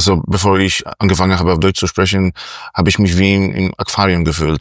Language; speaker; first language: German; non-native, fluent; Polish